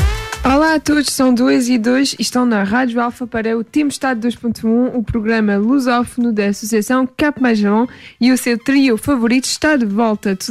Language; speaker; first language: Portuguese; early bilingual, heritage; Portuguese